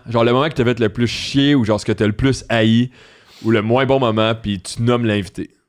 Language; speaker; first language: French; native; French